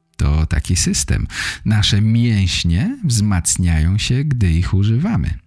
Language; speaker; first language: Polish; native; Polish